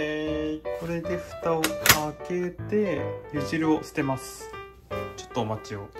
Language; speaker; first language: Japanese; native; Japanese